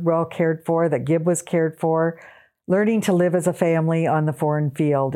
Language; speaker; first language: English; native; English